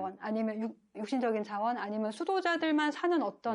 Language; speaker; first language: Korean; native; Korean